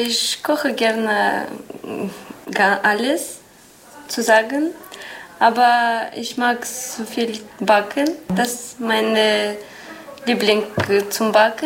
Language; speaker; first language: German; non-native, learner; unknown